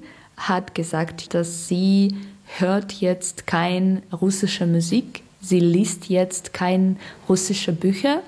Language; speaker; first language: German; non-native, learner; Russian